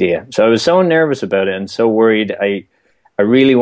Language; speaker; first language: English; native; English